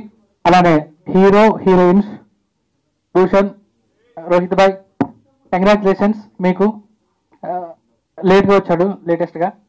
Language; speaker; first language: Telugu; native; Telugu